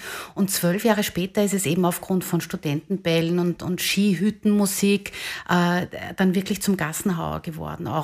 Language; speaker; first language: German; native; German